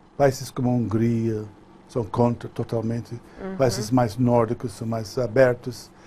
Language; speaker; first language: Portuguese; non-native, fluent; English